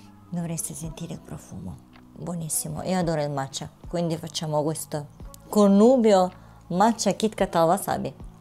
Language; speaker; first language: Italian; native; Italian